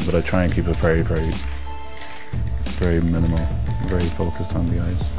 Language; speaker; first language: English; native; English